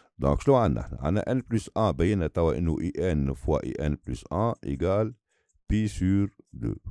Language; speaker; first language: French; non-native, local second language; Arabic